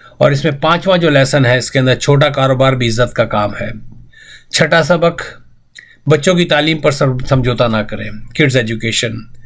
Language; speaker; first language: Urdu; native; Urdu